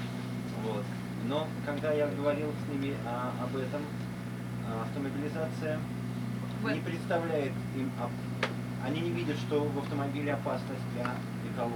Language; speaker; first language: Russian; native; Russian